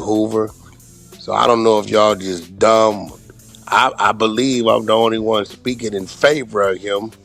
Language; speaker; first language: English; native; English